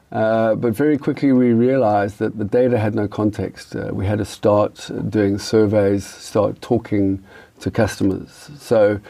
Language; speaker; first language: English; native; English